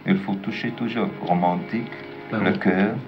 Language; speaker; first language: French; non-native, learner; German